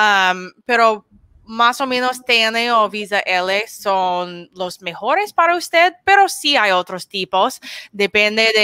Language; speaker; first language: Spanish; non-native, learner; English